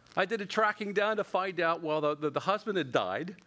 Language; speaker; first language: English; native; English